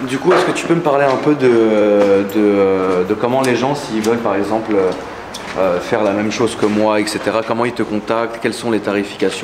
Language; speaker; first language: French; native; French